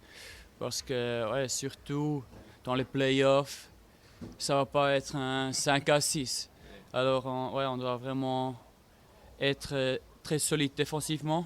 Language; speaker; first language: French; non-native, fluent; German